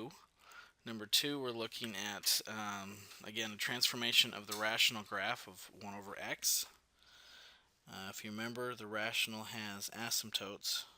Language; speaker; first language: English; native; English